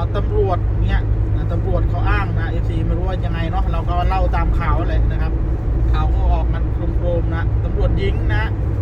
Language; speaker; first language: Thai; non-native, local second language; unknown